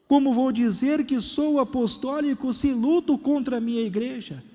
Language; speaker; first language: Portuguese; native; Portuguese